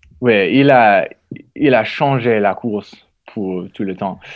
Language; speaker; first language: French; non-native, learner; English